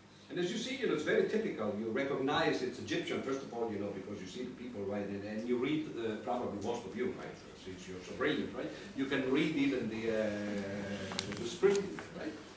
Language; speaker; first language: English; non-native, fluent; Italian